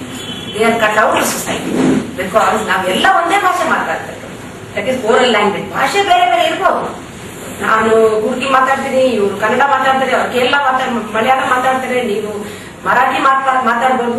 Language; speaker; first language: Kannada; non-native, local second language; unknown